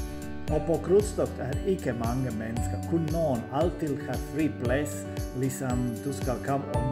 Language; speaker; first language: Danish; non-native, learner; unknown